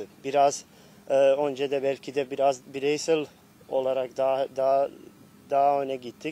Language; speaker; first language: Turkish; non-native, fluent; Bosnian